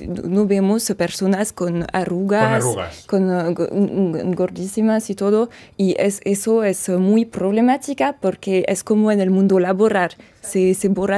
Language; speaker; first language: Spanish; non-native, fluent; French